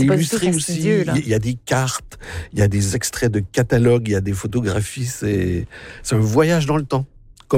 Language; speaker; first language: French; native; French